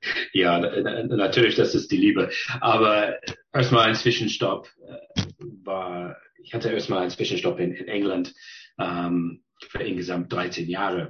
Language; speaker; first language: German; non-native, fluent; English